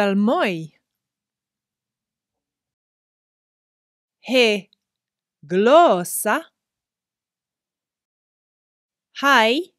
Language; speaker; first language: Greek; non-native, fluent; English